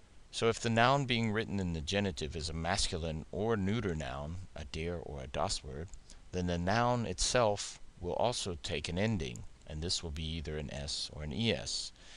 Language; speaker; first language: English; native; English